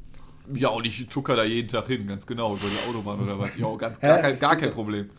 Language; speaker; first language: German; native; German